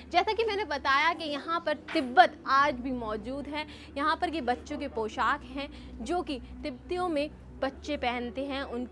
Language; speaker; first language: Hindi; native; Hindi